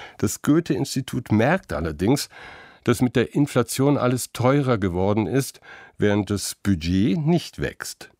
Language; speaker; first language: German; native; German